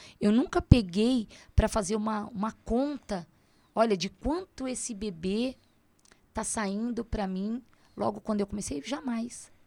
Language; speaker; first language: Portuguese; native; Portuguese